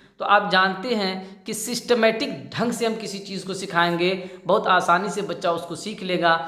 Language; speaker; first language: Urdu; native; Urdu